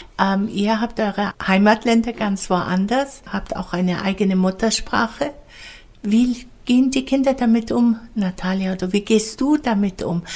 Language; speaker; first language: German; native; German